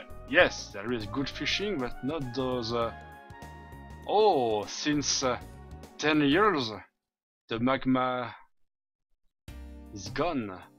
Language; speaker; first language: English; non-native, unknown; French